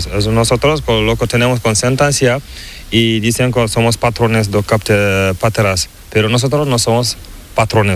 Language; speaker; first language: Spanish; non-native, learner; Fula